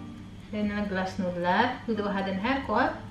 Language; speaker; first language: Swedish; non-native, learner; Indonesian